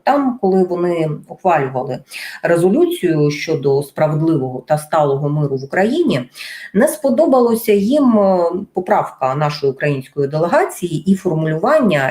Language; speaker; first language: Ukrainian; native; Ukrainian